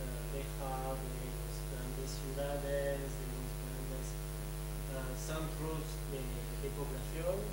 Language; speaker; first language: Spanish; non-native, fluent; French